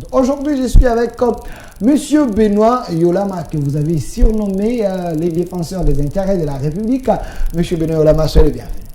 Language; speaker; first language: French; non-native, local second language; Lingala